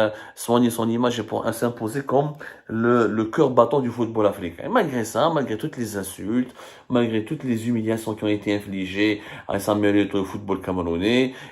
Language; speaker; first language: French; non-native, local second language; Arabic